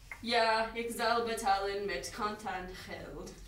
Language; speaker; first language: Dutch; non-native, learner; English